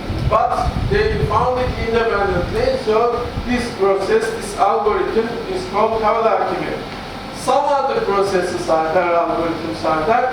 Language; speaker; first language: English; non-native, fluent; Turkish